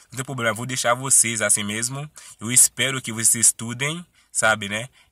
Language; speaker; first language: Portuguese; non-native, learner; Haitian Creole